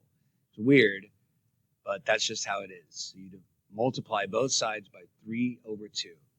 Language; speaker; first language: English; native; English